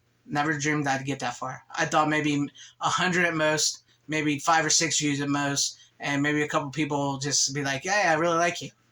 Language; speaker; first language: English; native; English